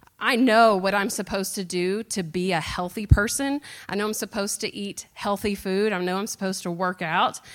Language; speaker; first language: English; native; English